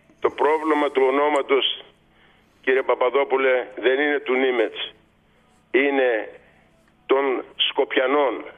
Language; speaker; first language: Greek; native; Greek